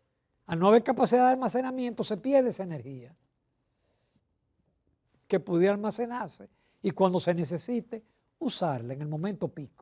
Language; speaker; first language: Spanish; native; Spanish